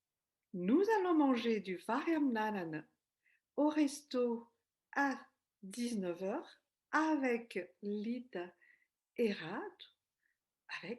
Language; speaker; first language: French; non-native, local second language; Malagasy